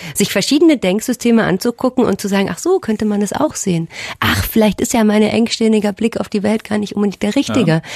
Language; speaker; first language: German; native; German